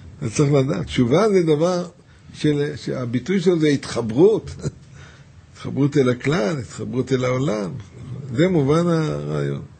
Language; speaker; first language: Hebrew; native; Hebrew